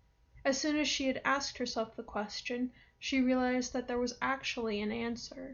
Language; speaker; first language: English; native; English